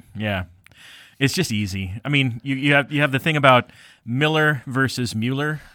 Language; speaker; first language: English; native; English